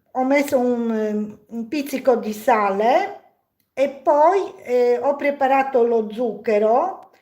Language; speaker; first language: Italian; non-native, learner; Polish